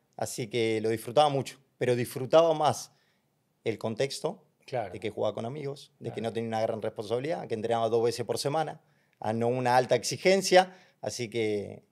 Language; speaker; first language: Spanish; native; Spanish